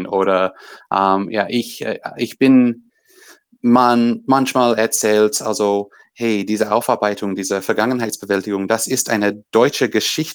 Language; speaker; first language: German; non-native, fluent; English